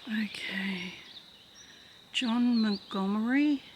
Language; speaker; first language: English; native; English